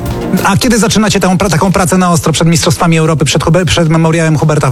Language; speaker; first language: Polish; native; Polish